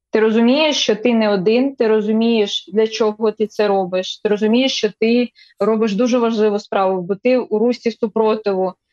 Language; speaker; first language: Ukrainian; non-native, local second language; Russian